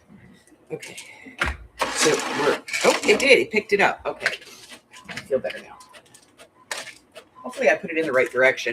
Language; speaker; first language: English; native; English